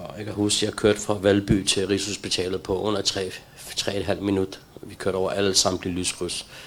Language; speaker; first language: Danish; early bilingual, other home language; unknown